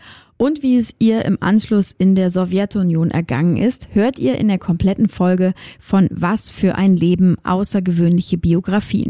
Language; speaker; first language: German; native; German